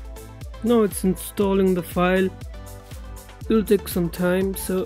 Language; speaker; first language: English; non-native, local second language; Nepali